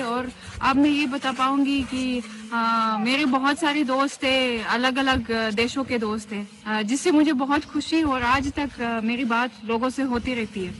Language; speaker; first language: Hindi; non-native, fluent; Russian